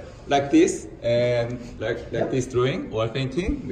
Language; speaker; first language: English; non-native, learner; Korean